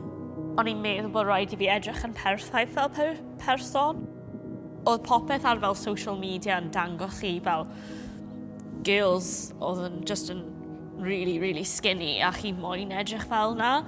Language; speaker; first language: Welsh; non-native, local second language; English